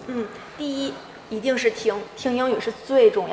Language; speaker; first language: Chinese; native; Chinese